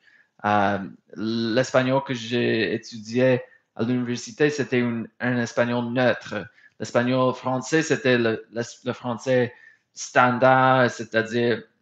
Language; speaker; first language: French; non-native, fluent; English